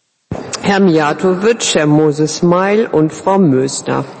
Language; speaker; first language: German; native; German